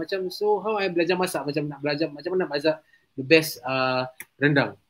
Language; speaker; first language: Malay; native; Malay